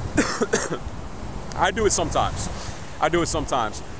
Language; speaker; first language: English; native; English